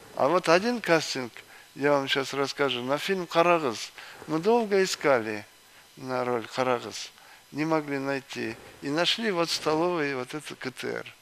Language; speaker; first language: Russian; non-native, local second language; Kyrgyz